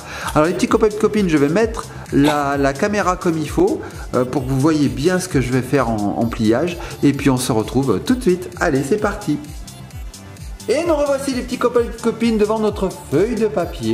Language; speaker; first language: French; native; French